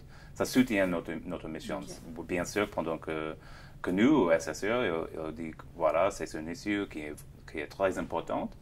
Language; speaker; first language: French; non-native, fluent; English